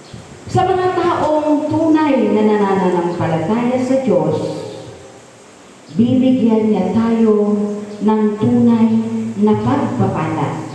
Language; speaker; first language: Filipino; native; Filipino